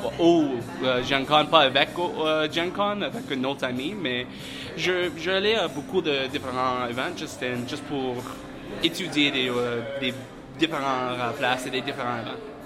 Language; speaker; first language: French; non-native, learner; English